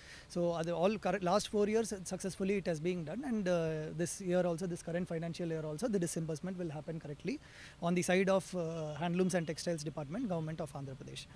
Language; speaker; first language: English; non-native, local second language; Telugu